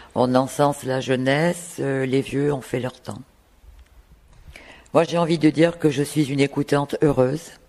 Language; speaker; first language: French; native; French